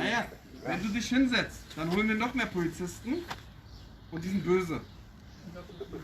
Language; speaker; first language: German; native; German